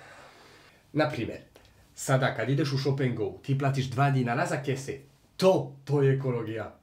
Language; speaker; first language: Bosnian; non-native, learner; French